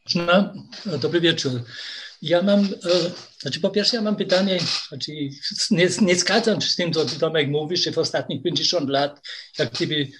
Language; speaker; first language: Polish; non-native, fluent; German